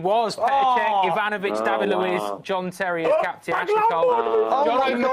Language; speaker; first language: English; native; English